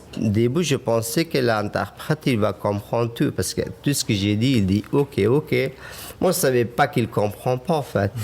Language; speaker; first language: French; non-native, fluent; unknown